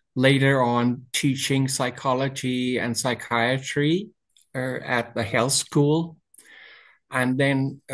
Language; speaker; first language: English; non-native, fluent; Danish